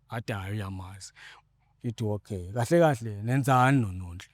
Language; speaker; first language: Zulu; non-native, local second language; Xhosa